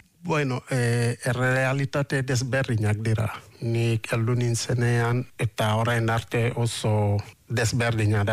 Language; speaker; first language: Basque; non-native, learner; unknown